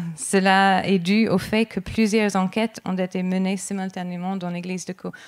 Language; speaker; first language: French; non-native, fluent; English